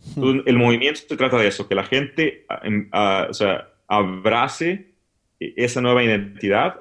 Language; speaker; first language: Spanish; native; Spanish